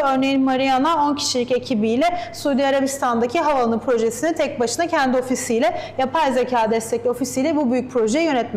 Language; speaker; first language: Turkish; native; Turkish